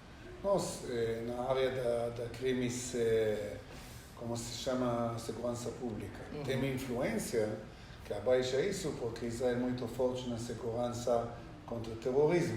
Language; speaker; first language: Portuguese; non-native, learner; Hebrew